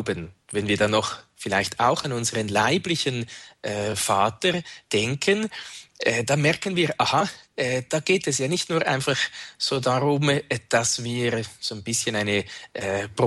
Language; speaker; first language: German; native; German